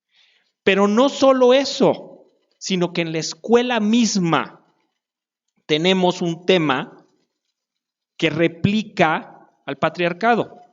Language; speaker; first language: Spanish; native; Spanish